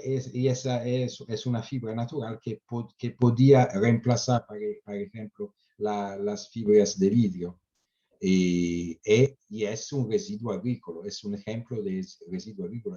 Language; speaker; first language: Spanish; non-native, fluent; Italian